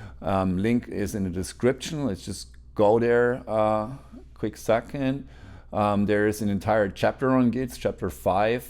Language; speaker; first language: English; non-native, fluent; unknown